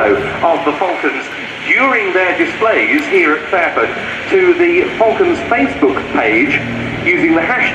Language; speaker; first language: English; native; English